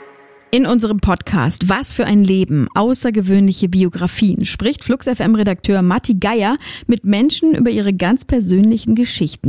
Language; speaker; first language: German; native; German